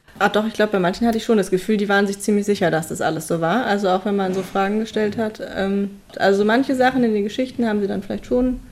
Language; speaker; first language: German; native; German